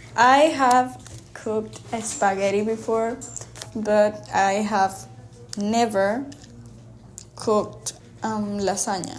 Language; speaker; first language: English; non-native, learner; Spanish